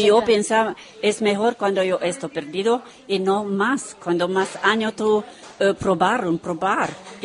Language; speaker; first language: Spanish; non-native, learner; Romanian